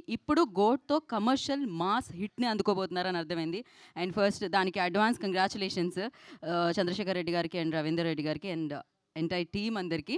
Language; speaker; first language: Telugu; native; Telugu